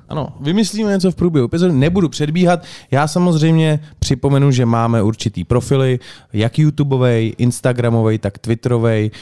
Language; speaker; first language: Czech; native; Czech